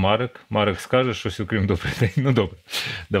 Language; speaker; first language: Ukrainian; native; Ukrainian